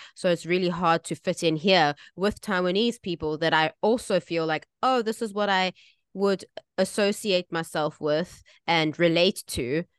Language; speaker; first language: English; native; English